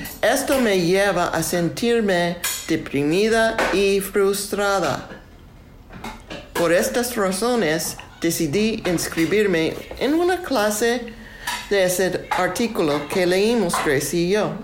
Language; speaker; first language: Spanish; non-native, learner; English